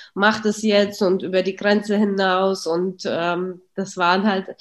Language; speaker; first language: German; early bilingual, other home language; Russian